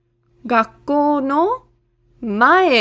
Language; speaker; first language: Japanese; non-native, fluent; English